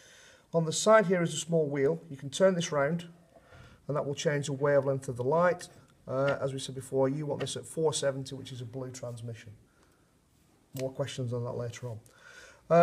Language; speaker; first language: English; native; English